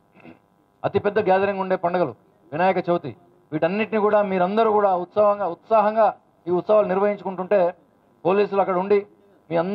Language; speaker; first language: Telugu; native; Telugu